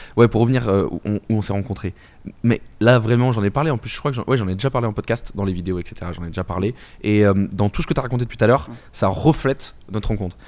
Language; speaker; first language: French; native; French